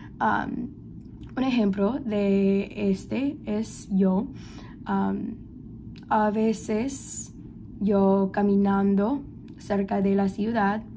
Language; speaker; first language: Spanish; non-native, learner; English